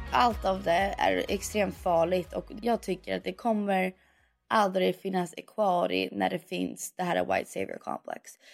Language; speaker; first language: Swedish; early bilingual, heritage; Swedish